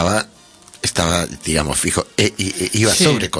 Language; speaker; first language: Spanish; native; Spanish